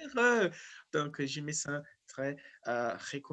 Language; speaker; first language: French; non-native, fluent; Portuguese